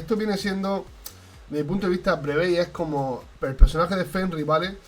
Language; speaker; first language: Spanish; native; Spanish